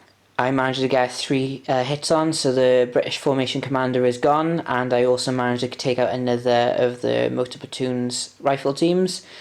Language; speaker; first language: English; native; English